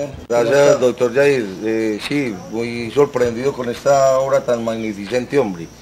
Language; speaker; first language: Spanish; native; Spanish